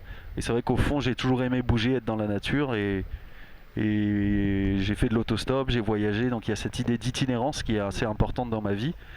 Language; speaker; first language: French; native; French